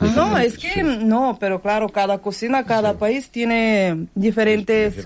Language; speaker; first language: Spanish; non-native, fluent; Bulgarian